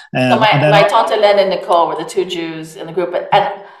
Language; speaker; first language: English; native; English